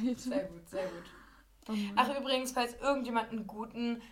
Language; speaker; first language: German; native; German